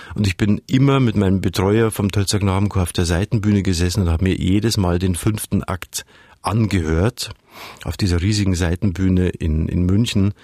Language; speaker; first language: German; native; German